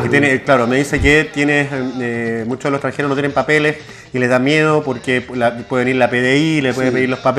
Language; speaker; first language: Spanish; native; Spanish